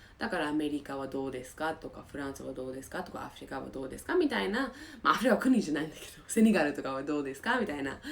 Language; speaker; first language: Japanese; non-native, fluent; English